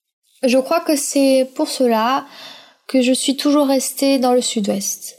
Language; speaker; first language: French; early bilingual, other home language; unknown